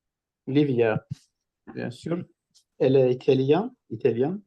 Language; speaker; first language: French; non-native, learner; Turkish